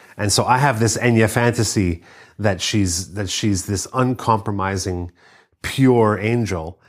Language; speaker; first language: English; native; English